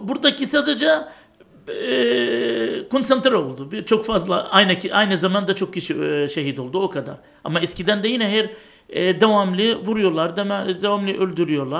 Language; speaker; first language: Turkish; non-native, fluent; Arabic